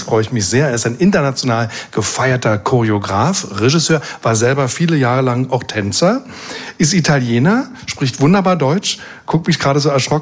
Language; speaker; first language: German; native; German